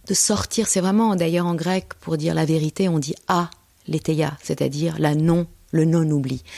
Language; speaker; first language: French; early bilingual, other home language; Persian